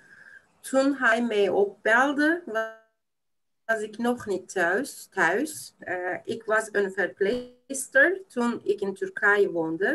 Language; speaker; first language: Dutch; non-native, learner; Turkish